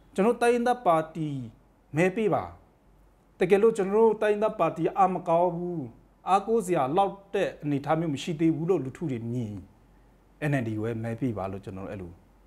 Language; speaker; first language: Burmese; non-native, local second language; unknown